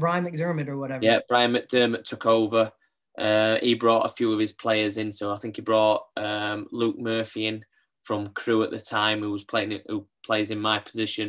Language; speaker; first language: English; native; English